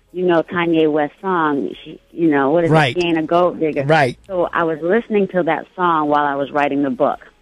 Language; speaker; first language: English; native; English